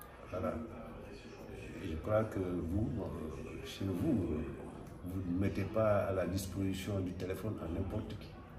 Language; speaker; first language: French; non-native, local second language; Wolof